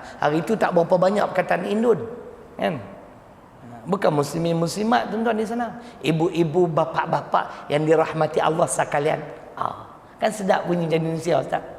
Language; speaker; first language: Malay; native; Malay